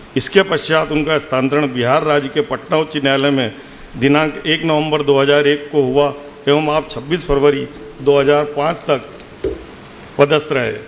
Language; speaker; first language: Hindi; native; Hindi